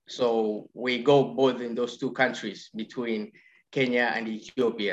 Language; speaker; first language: English; non-native, local second language; Somali